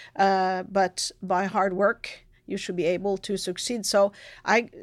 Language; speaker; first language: English; non-native, fluent; Norwegian